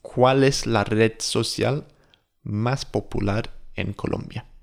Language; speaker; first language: Spanish; non-native, fluent; English